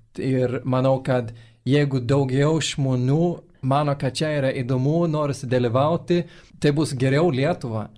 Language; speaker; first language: Lithuanian; non-native, fluent; Swedish